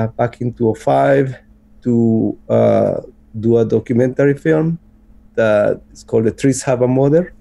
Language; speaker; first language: English; non-native, fluent; Spanish